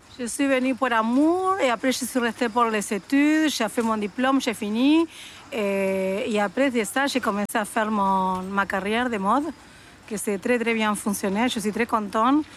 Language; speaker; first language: French; non-native, fluent; Spanish